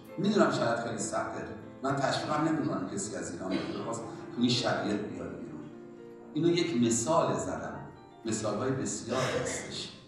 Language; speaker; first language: Persian; native; Persian